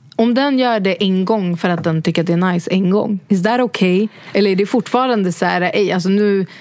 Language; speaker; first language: Swedish; early bilingual, other home language; Kurdish